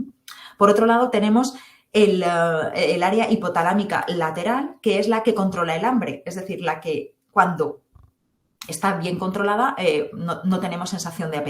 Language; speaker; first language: Spanish; native; Spanish